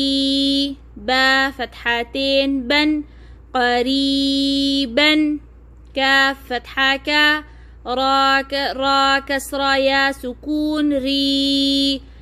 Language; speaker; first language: Arabic; non-native, fluent; Oromo